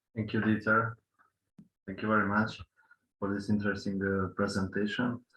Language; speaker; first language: English; non-native, fluent; Hungarian